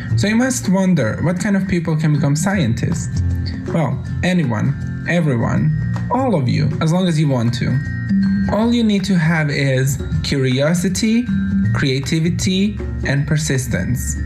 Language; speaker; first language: English; non-native, fluent; Bosnian